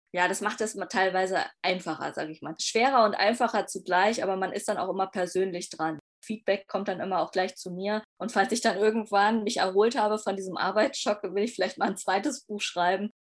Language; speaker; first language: German; native; German